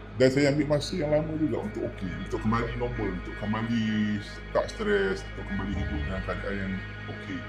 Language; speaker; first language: Malay; native; Malay